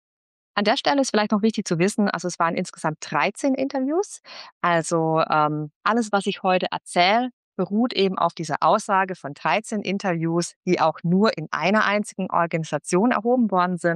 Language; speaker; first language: German; native; German